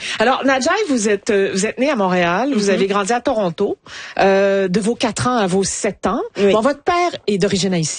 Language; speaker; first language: French; native; French